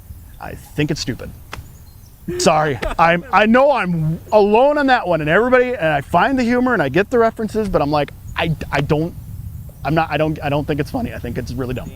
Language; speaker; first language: English; native; English